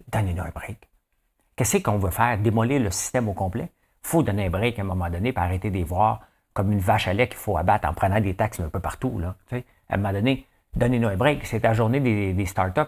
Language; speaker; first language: French; native; French